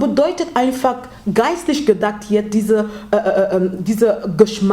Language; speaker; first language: German; non-native, learner; French